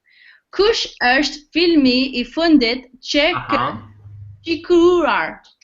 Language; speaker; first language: Albanian; non-native, learner; English